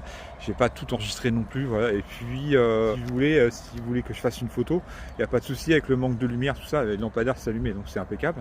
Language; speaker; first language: French; native; French